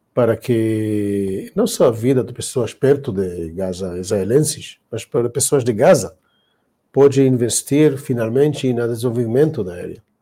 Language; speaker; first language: Portuguese; non-native, learner; Hebrew